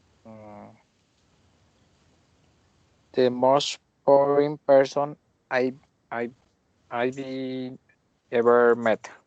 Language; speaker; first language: English; non-native, learner; Spanish